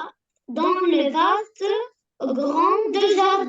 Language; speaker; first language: French; non-native, learner; Arabic